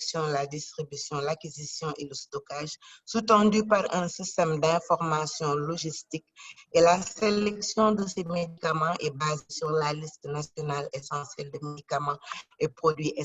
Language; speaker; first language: French; non-native, local second language; Wolof